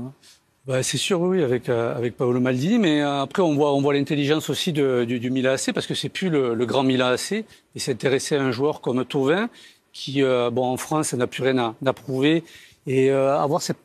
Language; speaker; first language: French; native; French